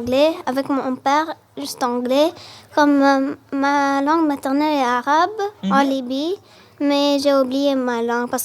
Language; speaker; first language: French; early bilingual, other home language; Arabic